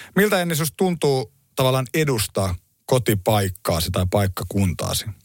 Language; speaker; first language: Finnish; native; Finnish